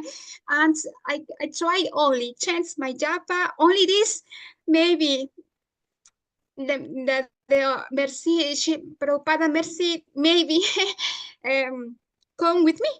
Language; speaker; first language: English; non-native, learner; Italian